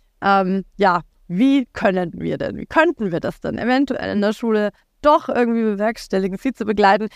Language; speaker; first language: German; native; German